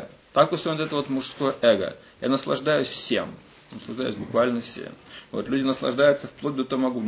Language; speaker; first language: Russian; native; Russian